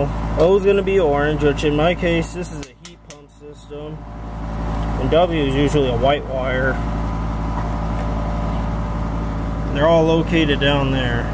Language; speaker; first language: English; native; English